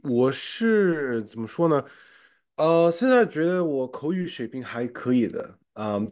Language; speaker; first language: Chinese; non-native, fluent; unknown